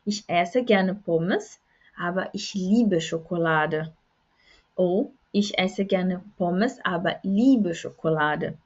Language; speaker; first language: German; non-native, fluent; Portuguese